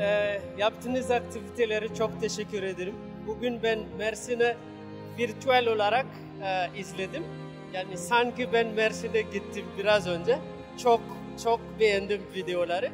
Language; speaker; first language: Turkish; non-native, learner; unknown